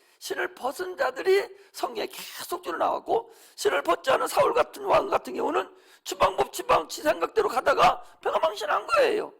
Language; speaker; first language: Korean; native; Korean